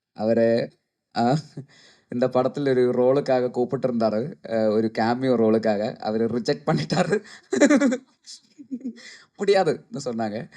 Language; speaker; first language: Tamil; non-native, learner; Malayalam